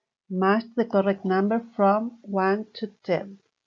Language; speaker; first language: English; non-native, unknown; Spanish